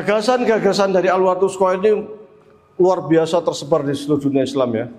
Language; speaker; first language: Indonesian; native; Indonesian